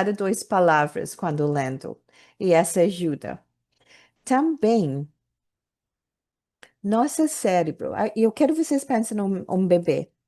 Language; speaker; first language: Portuguese; non-native, learner; English